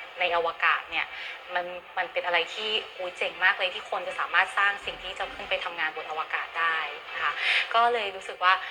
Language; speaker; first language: Thai; native; Thai